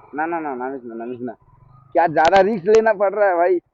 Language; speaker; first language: Hindi; non-native, local second language; Bangla